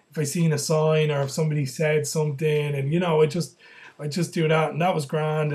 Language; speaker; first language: English; native; English